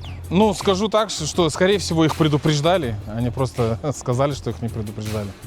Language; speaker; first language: Russian; native; Russian